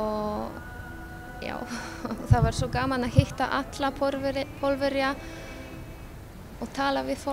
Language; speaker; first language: Icelandic; non-native, fluent; Polish